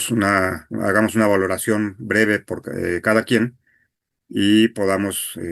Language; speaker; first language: Spanish; native; Spanish